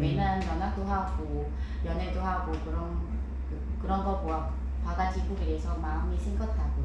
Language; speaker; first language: Korean; non-native, fluent; Vietnamese